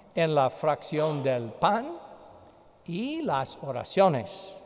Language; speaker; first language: Spanish; non-native, fluent; English